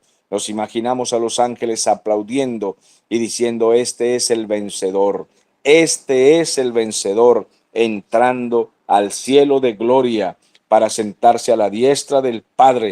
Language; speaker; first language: Spanish; native; Spanish